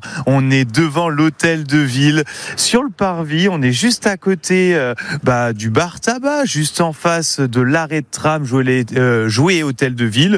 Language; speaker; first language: French; native; French